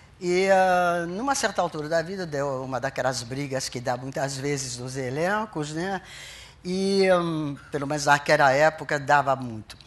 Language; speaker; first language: Portuguese; non-native, fluent; French